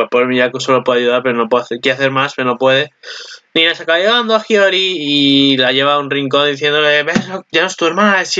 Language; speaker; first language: Spanish; native; Spanish